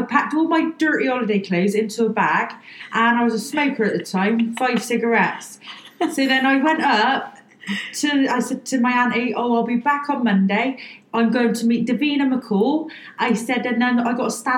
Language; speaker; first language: English; native; English